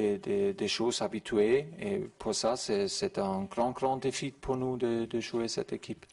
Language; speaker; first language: French; non-native, learner; German